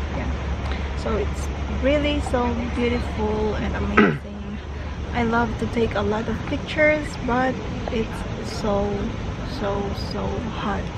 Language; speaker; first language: English; non-native, fluent; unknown